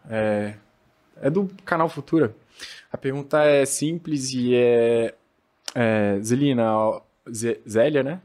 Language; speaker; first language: Portuguese; native; Portuguese